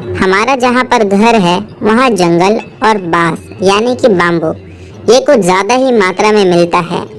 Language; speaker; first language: Hindi; native; Hindi